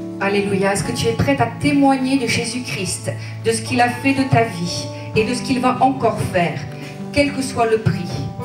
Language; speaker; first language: French; native; French